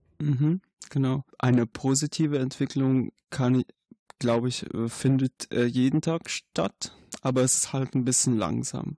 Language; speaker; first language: German; non-native, fluent; Arabic